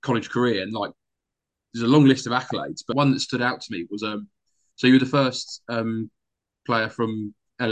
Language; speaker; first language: English; native; English